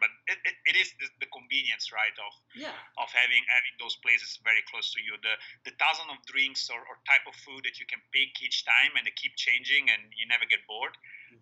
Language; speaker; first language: English; non-native, fluent; Italian